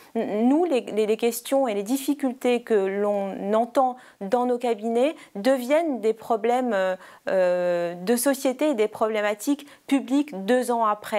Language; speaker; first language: French; non-native, local second language; Arabic